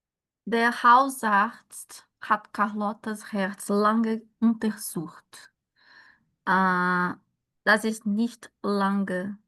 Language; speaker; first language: German; non-native, learner; Portuguese